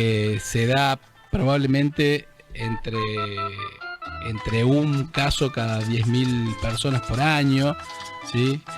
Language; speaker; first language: Spanish; native; Spanish